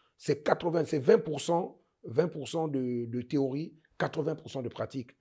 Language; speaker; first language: French; native; French